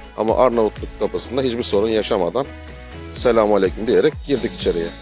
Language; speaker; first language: Turkish; native; Turkish